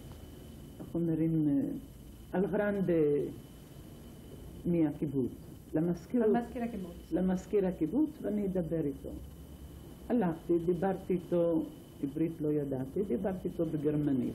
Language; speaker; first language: Hebrew; non-native, fluent; Ladino